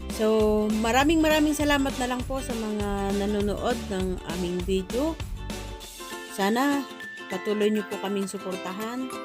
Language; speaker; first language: Filipino; non-native, local second language; Bikol